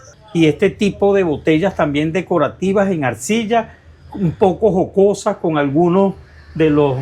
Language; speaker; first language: Spanish; native; Spanish